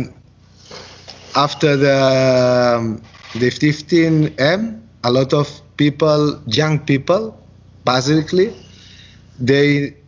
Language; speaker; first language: English; non-native, learner; Catalan